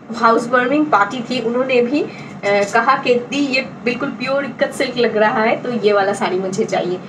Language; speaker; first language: Hindi; non-native, local second language; Bangla